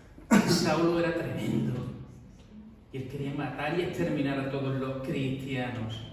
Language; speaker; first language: Spanish; native; Spanish